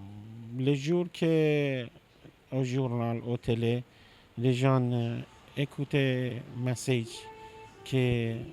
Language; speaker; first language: French; non-native, learner; Persian